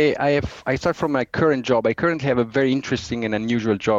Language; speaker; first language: English; non-native, fluent; Italian